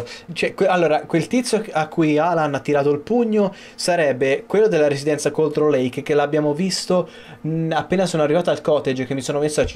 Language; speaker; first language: Italian; native; Italian